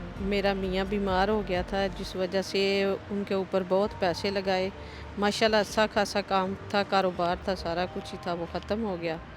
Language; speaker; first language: Urdu; non-native, local second language; Punjabi